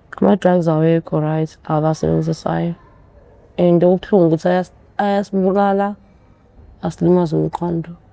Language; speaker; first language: Zulu; early bilingual, other home language; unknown